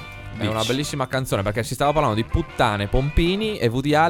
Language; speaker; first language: Italian; native; Italian